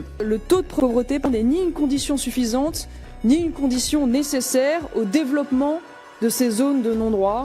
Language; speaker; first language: French; native; French